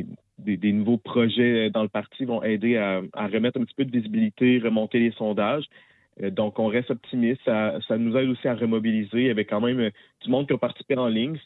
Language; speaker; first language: French; native; French